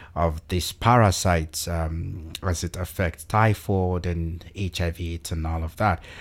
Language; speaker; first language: English; non-native, local second language; Yoruba